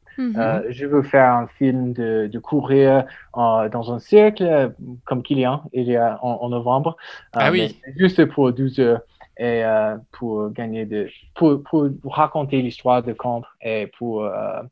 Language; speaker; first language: French; non-native, learner; English